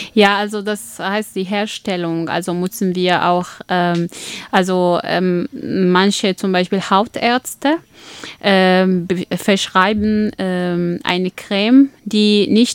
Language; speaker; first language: German; non-native, fluent; Arabic